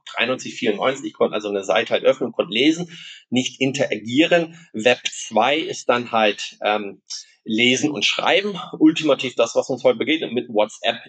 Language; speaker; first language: German; non-native, local second language; Low German